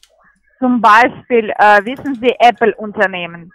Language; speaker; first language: German; non-native, learner; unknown